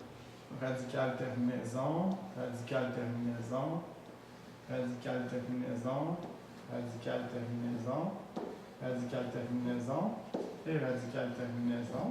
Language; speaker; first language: French; native; French